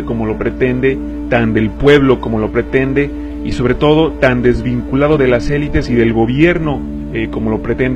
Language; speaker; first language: Spanish; native; Spanish